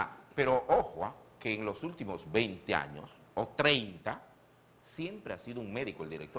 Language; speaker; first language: Spanish; native; Spanish